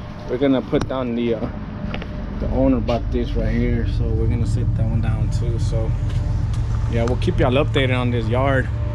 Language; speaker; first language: English; early bilingual, other home language; Spanish